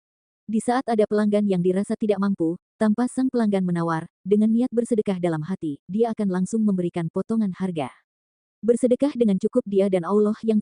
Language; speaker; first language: Indonesian; native; Indonesian